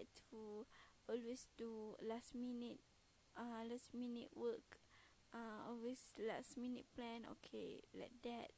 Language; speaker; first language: English; non-native, learner; Malay